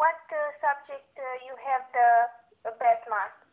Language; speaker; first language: English; non-native, learner; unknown